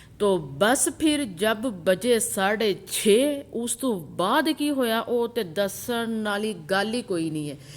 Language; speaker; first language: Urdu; non-native, local second language; Punjabi